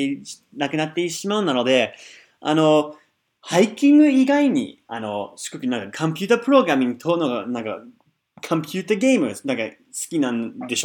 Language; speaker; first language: Japanese; non-native, fluent; English